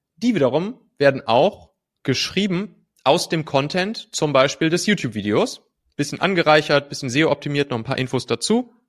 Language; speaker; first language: German; native; German